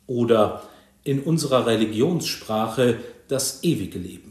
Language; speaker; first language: German; native; German